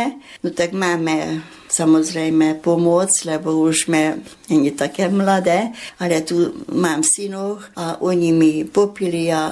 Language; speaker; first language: Slovak; early bilingual, heritage; Slovak